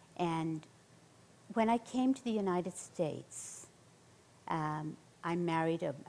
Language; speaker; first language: English; native; English